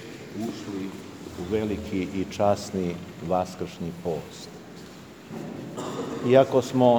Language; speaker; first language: Serbian; native; Serbian